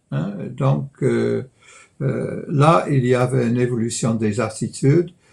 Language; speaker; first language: French; non-native, fluent; English